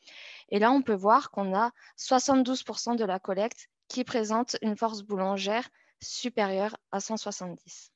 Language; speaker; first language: French; native; French